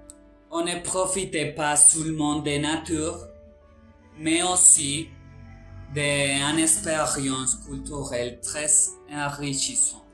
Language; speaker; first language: French; non-native, learner; Spanish